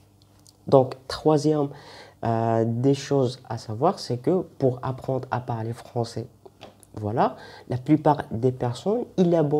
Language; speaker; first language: French; non-native, fluent; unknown